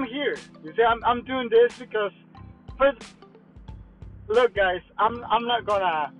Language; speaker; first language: English; non-native, fluent; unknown